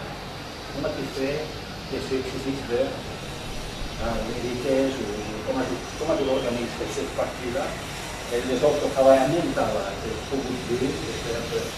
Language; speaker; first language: French; non-native, learner; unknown